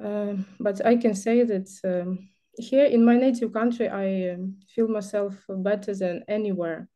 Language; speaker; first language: English; non-native, learner; Ukrainian